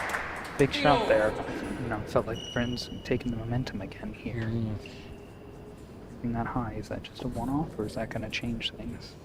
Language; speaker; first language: English; native; English